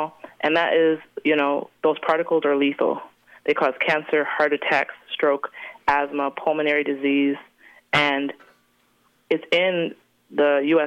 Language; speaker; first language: English; native; English